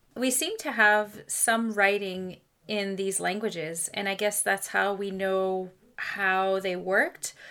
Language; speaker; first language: English; non-native, fluent; French